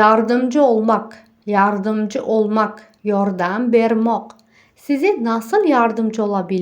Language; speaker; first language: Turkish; non-native, fluent; Uzbek